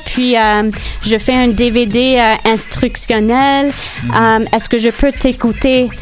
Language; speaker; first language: French; non-native, local second language; English